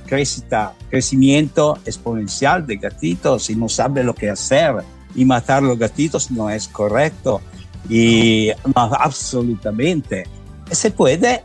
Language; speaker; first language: Spanish; non-native, learner; Italian